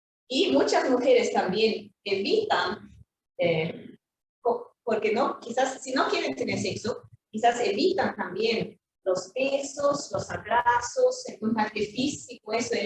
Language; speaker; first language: Spanish; non-native, fluent; Swedish